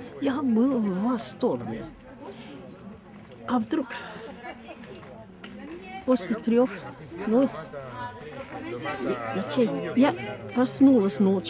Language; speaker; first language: Russian; non-native, fluent; English